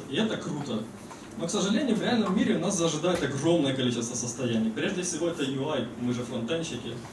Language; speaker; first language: Russian; native; Russian